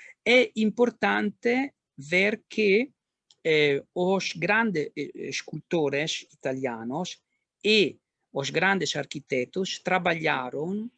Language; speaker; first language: Portuguese; non-native, learner; Italian